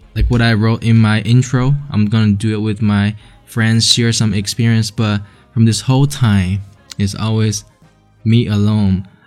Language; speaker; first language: English; non-native, fluent; Chinese